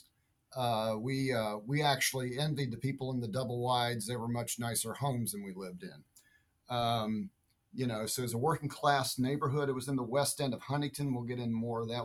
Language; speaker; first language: English; native; English